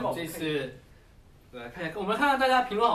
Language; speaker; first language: Chinese; native; Chinese